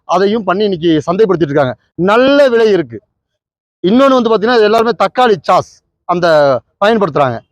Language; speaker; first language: Tamil; native; Tamil